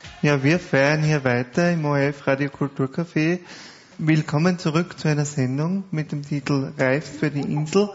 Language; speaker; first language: German; native; German